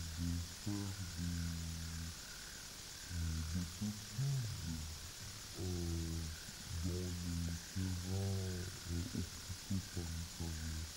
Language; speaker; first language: French; non-native, local second language; Arabic